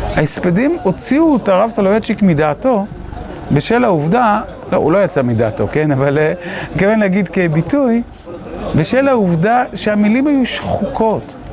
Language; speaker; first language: Hebrew; native; Hebrew